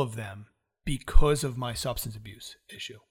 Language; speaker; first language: English; native; English